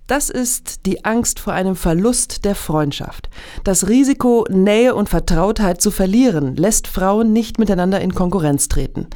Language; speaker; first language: German; native; German